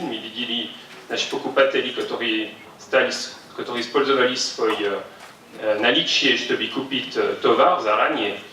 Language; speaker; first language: Russian; non-native, fluent; French